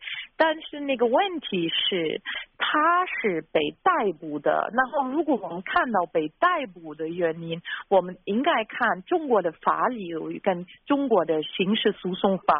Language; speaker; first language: Chinese; non-native, fluent; German